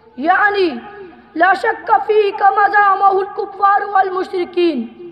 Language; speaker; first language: Arabic; non-native, learner; Urdu